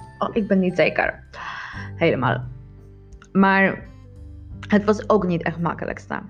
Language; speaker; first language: Dutch; non-native, learner; Polish